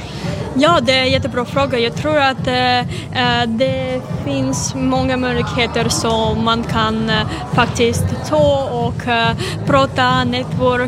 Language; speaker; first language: Swedish; non-native, learner; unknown